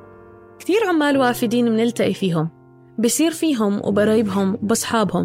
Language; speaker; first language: Arabic; native; Arabic